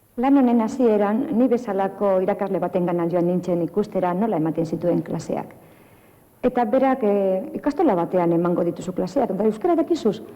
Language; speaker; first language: Basque; non-native, local second language; Spanish